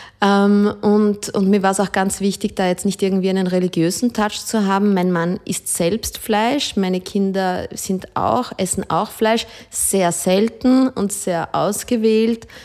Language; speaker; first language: German; early bilingual, other home language; Spanish